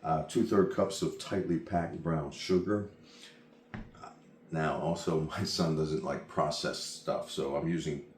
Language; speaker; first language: English; native; English